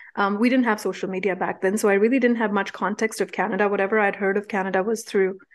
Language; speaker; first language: English; non-native, local second language; Punjabi